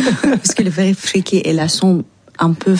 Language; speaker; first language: French; non-native, learner; Arabic